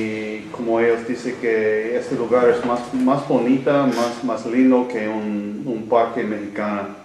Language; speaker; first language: Spanish; non-native, learner; English